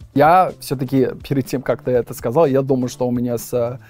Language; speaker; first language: Russian; non-native, fluent; English